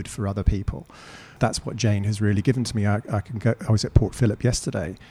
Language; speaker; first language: English; native; English